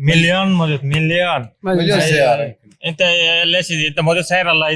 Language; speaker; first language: Arabic; non-native, learner; Bangla